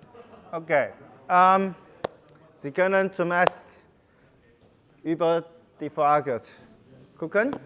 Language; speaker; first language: German; non-native, fluent; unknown